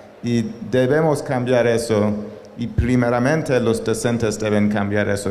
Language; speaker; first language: Spanish; non-native, learner; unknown